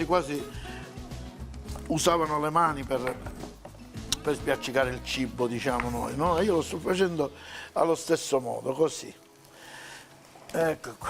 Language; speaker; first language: Italian; native; Italian